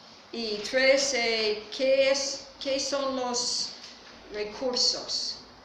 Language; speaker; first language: Spanish; non-native, learner; English